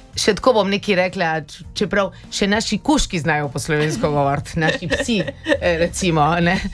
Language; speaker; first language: Slovenian; early bilingual, heritage; Slovenian